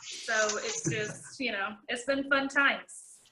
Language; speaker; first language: English; native; English